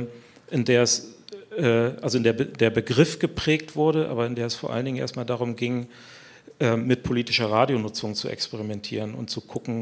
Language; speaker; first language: German; native; German